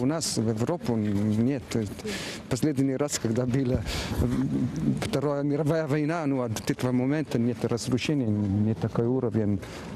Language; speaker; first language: Russian; non-native, fluent; Italian